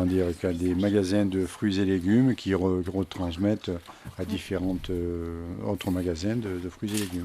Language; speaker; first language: French; native; French